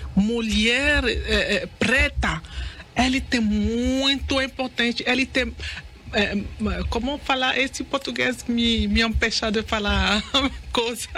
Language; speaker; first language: Portuguese; non-native, learner; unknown